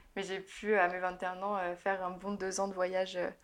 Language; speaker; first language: French; native; French